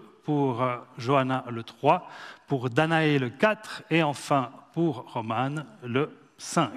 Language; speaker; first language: French; native; French